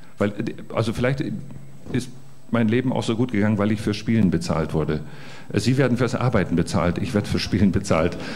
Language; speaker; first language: German; native; German